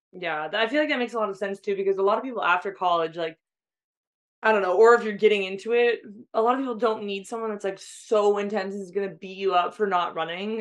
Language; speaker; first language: English; native; English